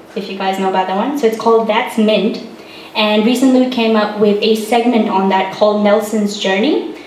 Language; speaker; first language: English; non-native, local second language; Hindi